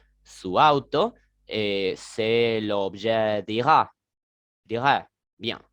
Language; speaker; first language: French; non-native, learner; Spanish